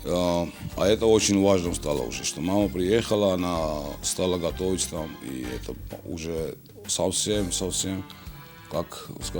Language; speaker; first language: Russian; non-native, local second language; Georgian